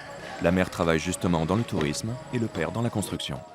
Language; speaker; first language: French; native; French